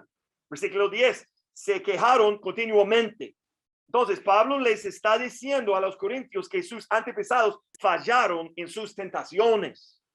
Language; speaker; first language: Spanish; non-native, fluent; English